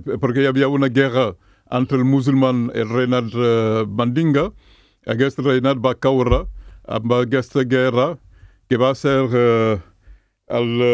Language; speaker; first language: Catalan; non-native, fluent; Mandingo